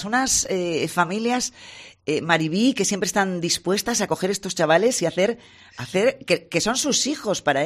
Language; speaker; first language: Spanish; native; Spanish